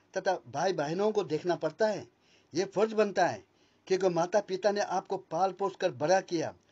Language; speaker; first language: Hindi; non-native, local second language; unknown